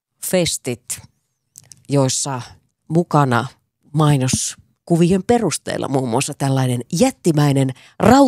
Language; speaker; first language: Finnish; native; Finnish